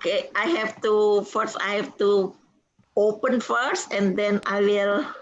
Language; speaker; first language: English; non-native, fluent; Indonesian